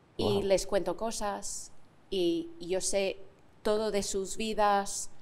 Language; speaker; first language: Spanish; non-native, fluent; English